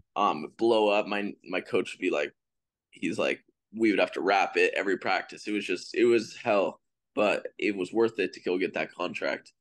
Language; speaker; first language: English; native; English